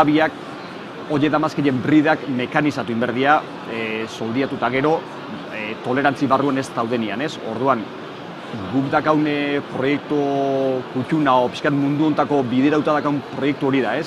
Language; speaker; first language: Basque; native; Basque